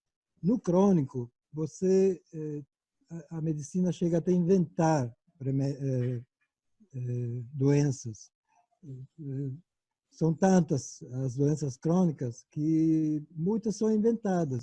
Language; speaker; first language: Portuguese; non-native, fluent; Italian